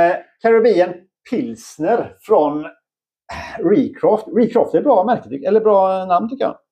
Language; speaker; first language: Swedish; native; Swedish